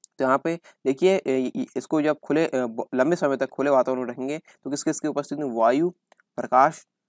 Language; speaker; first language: Hindi; native; Hindi